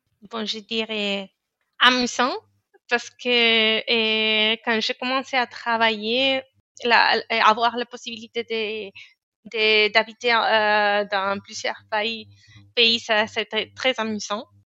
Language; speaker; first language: French; non-native, fluent; Spanish